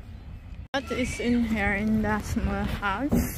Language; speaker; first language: English; non-native, local second language; Filipino